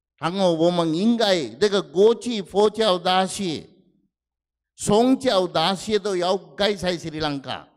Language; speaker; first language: Chinese; non-native, fluent; Sinhala